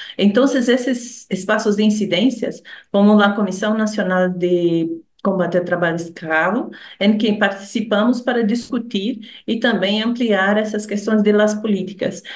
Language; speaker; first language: Portuguese; native; Portuguese